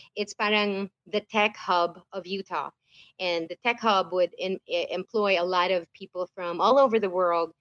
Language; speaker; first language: English; non-native, local second language; Filipino